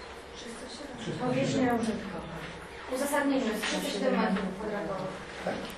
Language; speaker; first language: Polish; native; Polish